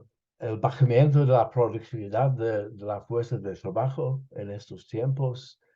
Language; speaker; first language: Spanish; non-native, fluent; English